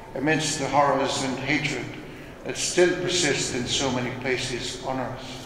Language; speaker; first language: English; non-native, fluent; Spanish